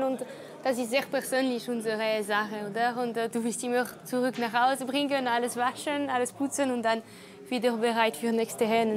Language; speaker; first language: German; non-native, local second language; French